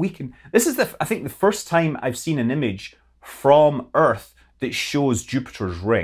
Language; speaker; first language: English; native; English